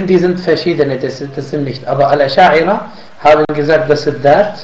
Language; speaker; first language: German; non-native, fluent; Arabic